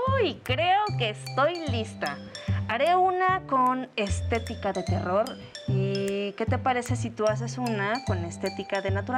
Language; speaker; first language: Spanish; native; Spanish